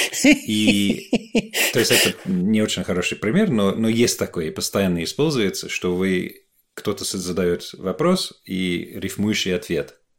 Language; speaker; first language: Russian; non-native, fluent; English